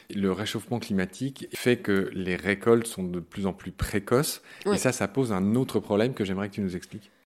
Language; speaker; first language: French; native; French